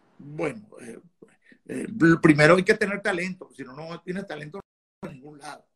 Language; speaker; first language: Spanish; native; Spanish